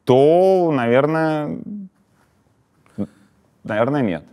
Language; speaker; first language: Russian; native; Russian